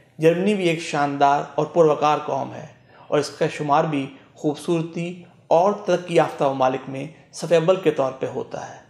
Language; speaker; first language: Urdu; non-native, local second language; Punjabi